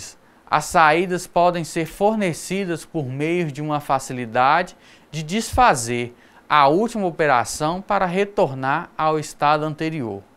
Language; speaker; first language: Portuguese; native; Portuguese